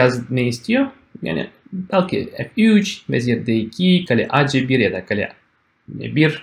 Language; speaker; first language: Turkish; non-native, fluent; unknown